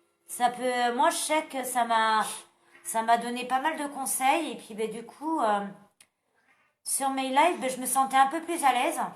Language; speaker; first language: French; native; French